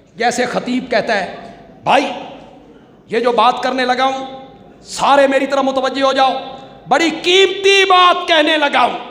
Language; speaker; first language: Urdu; non-native, local second language; Punjabi